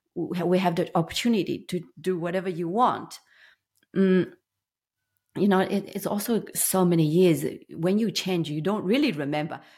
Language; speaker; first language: English; non-native, learner; Chinese